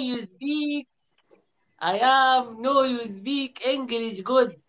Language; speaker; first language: English; non-native, learner; Arabic